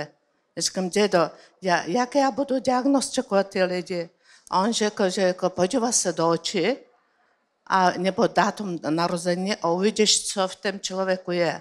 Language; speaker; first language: Czech; non-native, learner; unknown